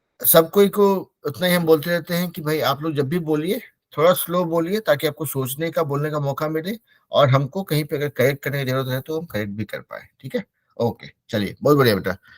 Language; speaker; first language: Hindi; native; Hindi